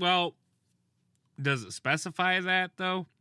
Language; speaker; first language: English; native; English